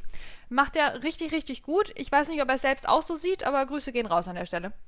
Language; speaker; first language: German; native; German